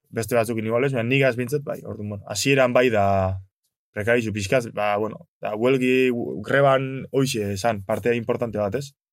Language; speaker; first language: Basque; native; Basque